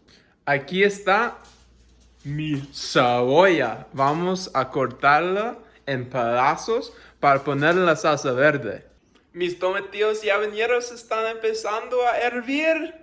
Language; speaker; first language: Spanish; non-native, learner; English